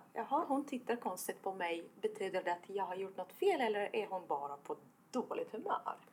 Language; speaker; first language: Swedish; non-native, fluent; Estonian